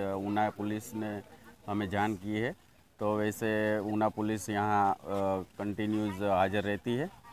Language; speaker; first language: Hindi; non-native, local second language; Gujarati